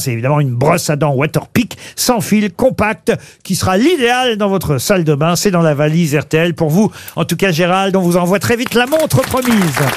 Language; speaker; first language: French; native; French